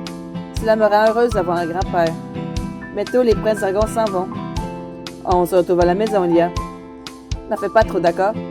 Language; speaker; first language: French; native; French